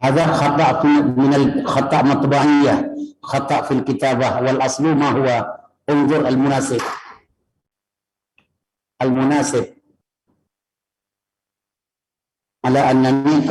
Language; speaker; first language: Arabic; non-native, fluent; Indonesian